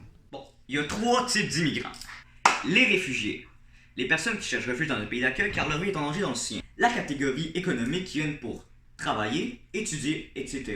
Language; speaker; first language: French; native; French